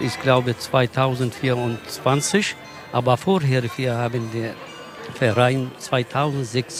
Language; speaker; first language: German; non-native, learner; Kurdish